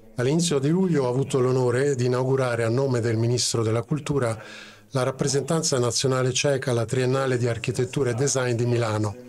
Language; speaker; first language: Italian; non-native, fluent; Czech